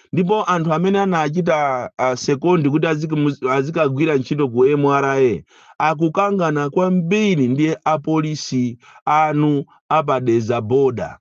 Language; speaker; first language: Nyanja; native; Nyanja